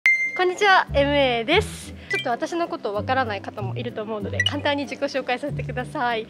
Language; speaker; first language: Japanese; native; Japanese